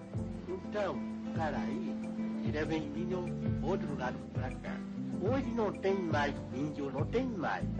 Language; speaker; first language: Portuguese; non-native, local second language; Kayapó